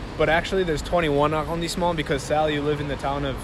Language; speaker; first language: English; native; English